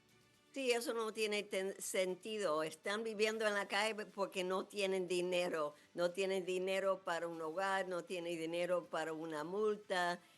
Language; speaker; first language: Spanish; non-native, fluent; English